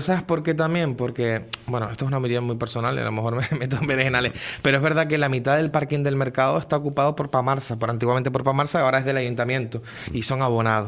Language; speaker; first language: Spanish; native; Spanish